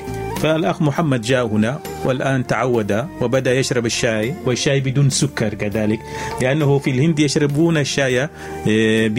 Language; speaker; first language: Arabic; non-native, fluent; Turkish